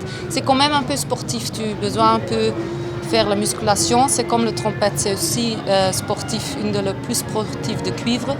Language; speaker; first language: French; non-native, fluent; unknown